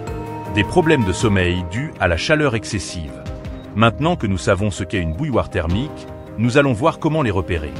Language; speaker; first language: French; native; French